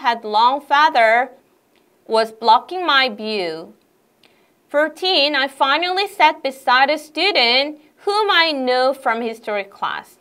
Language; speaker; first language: English; non-native, fluent; Korean